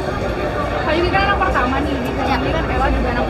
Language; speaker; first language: Indonesian; native; Indonesian